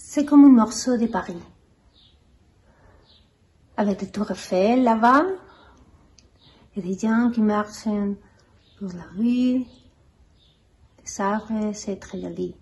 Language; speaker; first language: French; non-native, fluent; Spanish